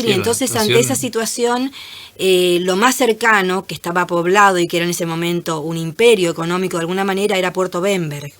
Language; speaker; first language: Spanish; native; Spanish